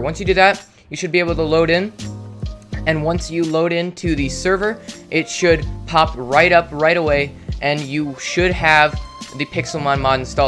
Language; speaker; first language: English; native; English